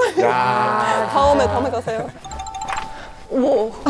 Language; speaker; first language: Korean; non-native, fluent; Estonian